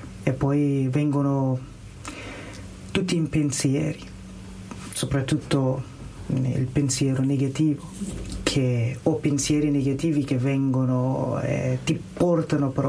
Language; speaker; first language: Italian; non-native, learner; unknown